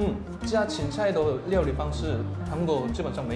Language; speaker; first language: Chinese; non-native, fluent; Korean